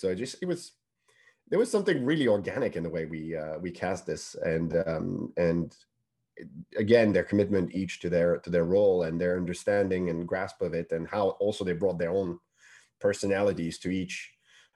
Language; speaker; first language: English; non-native, fluent; French